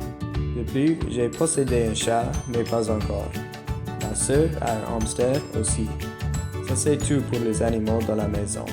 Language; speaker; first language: French; non-native, learner; English